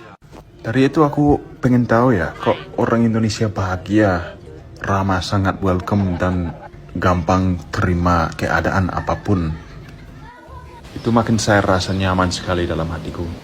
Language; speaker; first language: Indonesian; non-native, fluent; English